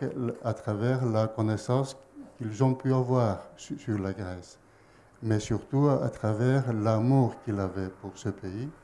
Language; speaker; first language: French; non-native, fluent; Greek